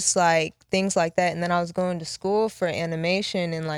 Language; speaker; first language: English; early bilingual, other home language; Japanese